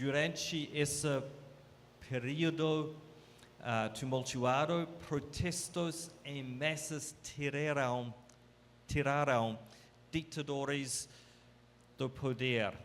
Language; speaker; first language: Portuguese; non-native, fluent; English